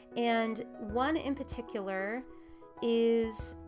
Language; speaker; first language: English; native; English